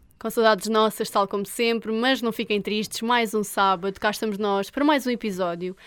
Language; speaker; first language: Portuguese; native; Portuguese